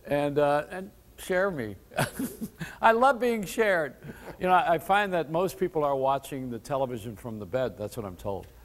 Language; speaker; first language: English; native; English